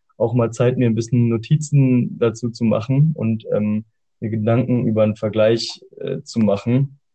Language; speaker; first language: German; native; German